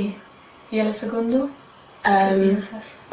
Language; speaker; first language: Spanish; non-native, learner; English